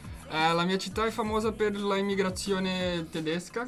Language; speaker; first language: Italian; non-native, fluent; Portuguese